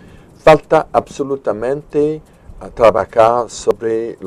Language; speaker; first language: Spanish; non-native, fluent; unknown